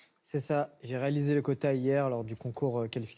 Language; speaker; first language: French; native; French